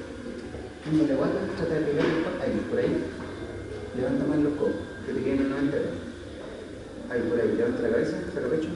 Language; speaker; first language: Spanish; native; Spanish